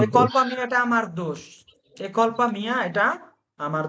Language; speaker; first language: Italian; non-native, fluent; Bangla